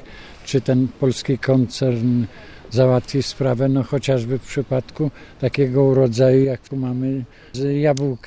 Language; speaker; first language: Polish; native; Polish